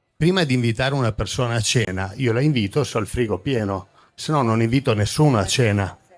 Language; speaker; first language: Italian; early bilingual, other home language; Croatian